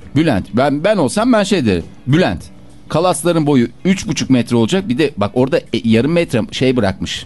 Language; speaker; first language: Turkish; native; Turkish